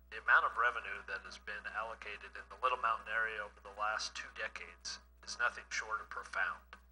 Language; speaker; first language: English; native; English